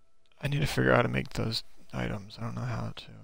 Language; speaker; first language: English; native; English